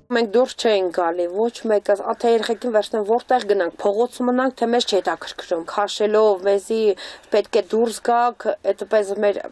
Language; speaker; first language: Armenian; native; Armenian